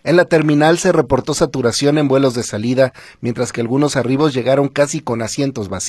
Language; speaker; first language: Spanish; native; Spanish